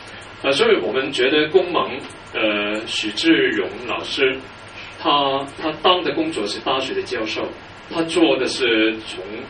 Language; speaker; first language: Chinese; non-native, local second language; Cantonese